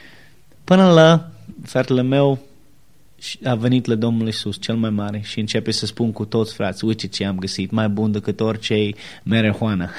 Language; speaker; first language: Romanian; non-native, learner; English